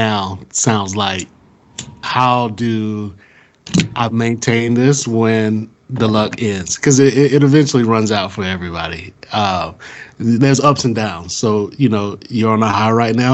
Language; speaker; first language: English; native; English